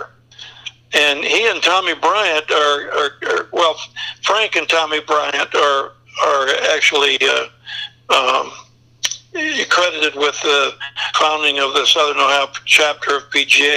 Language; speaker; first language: English; native; English